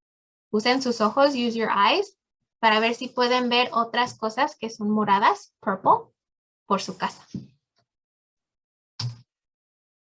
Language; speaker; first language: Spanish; early bilingual, heritage; Spanish